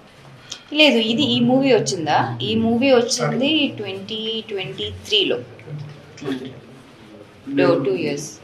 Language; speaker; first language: Telugu; non-native, fluent; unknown